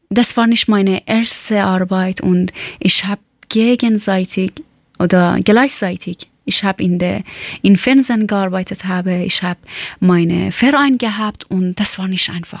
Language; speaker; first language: German; non-native, learner; Persian